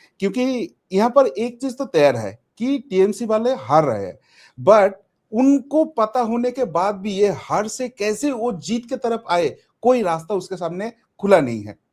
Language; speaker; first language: Hindi; non-native, local second language; Bangla